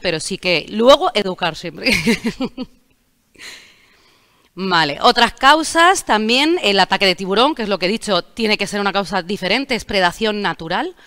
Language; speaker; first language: Spanish; native; Spanish